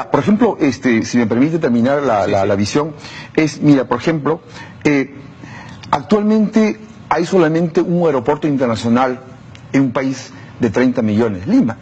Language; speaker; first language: Spanish; non-native, local second language; Shipibo-Conibo